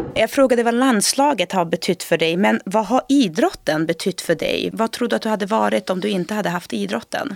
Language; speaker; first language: Swedish; early bilingual, other home language; Portuguese